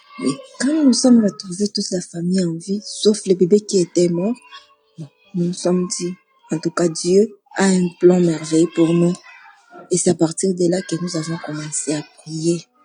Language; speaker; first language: French; non-native, local second language; Swahili